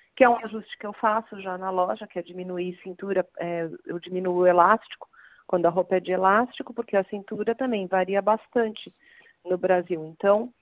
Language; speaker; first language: Portuguese; native; Portuguese